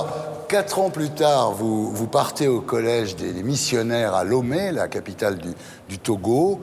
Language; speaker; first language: French; native; French